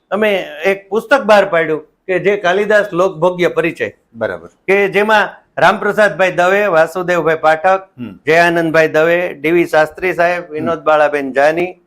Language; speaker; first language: Gujarati; native; Gujarati